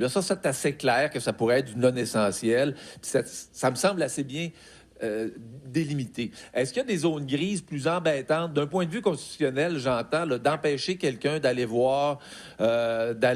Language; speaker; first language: French; native; French